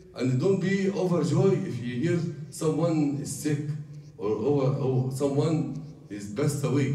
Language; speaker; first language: English; non-native, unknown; Arabic